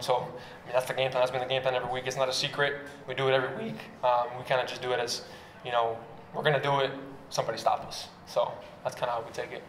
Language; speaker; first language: English; early bilingual, other home language; Spanish